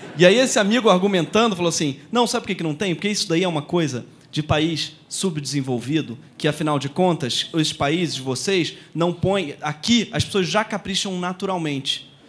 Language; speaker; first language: Portuguese; native; Portuguese